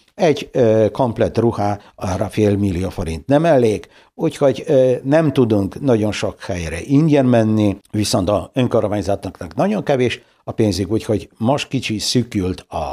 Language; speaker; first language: Hungarian; non-native, fluent; Polish